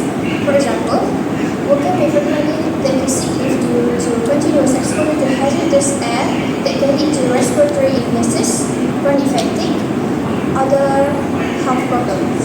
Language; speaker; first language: English; non-native, learner; Malay